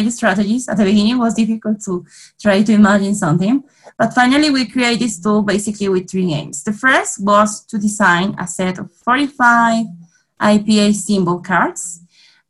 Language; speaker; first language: English; non-native, fluent; Spanish